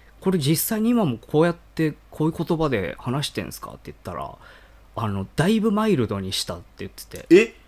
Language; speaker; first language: Japanese; native; Japanese